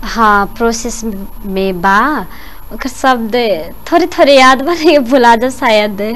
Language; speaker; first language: Bhojpuri; non-native, local second language; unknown